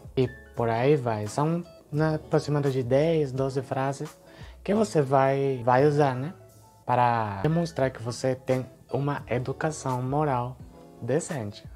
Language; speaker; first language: Portuguese; non-native, fluent; Spanish